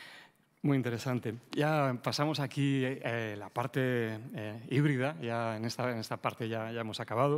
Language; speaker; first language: Spanish; native; Spanish